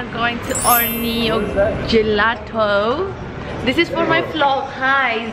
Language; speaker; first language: English; non-native, fluent; Indonesian